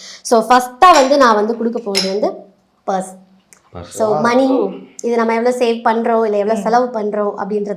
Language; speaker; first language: Tamil; native; Tamil